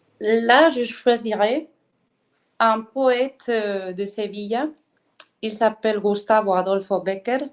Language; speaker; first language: French; non-native, fluent; Spanish